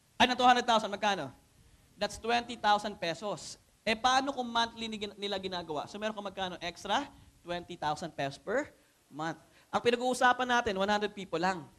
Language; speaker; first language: Filipino; non-native, local second language; Cebuano